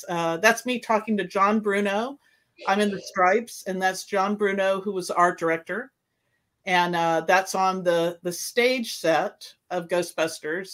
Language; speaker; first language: English; native; English